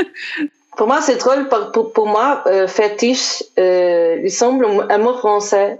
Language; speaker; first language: French; non-native, learner; Portuguese